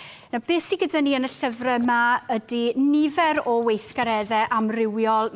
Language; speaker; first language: Welsh; native; Welsh